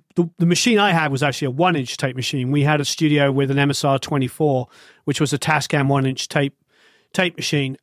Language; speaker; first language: English; native; English